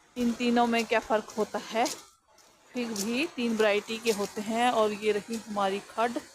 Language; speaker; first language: Hindi; non-native, local second language; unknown